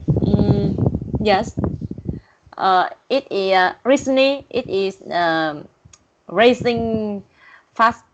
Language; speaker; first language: English; non-native, learner; Vietnamese